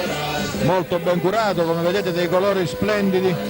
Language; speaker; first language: Italian; native; Italian